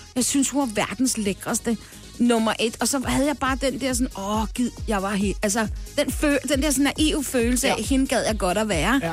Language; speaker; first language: Danish; early bilingual, other home language; English